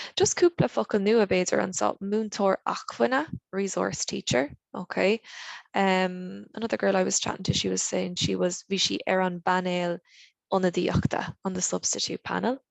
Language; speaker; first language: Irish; non-native, local second language; English